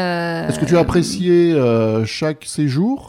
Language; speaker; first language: French; native; French